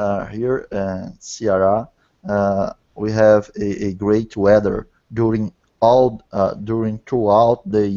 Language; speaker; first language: English; non-native, learner; Portuguese